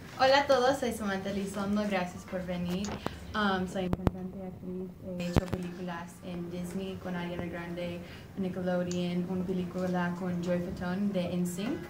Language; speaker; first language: Spanish; early bilingual, heritage; English